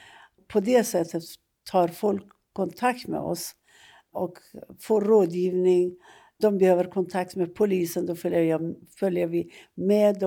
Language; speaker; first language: Swedish; non-native, fluent; Persian